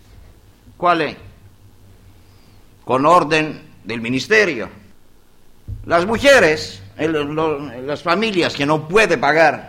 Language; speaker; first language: Spanish; non-native, learner; Greek